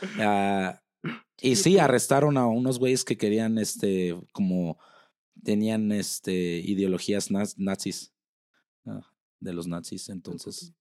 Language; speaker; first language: Spanish; early bilingual, heritage; Spanish